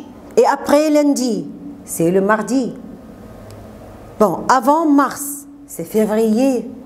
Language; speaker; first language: French; non-native, fluent; Arabic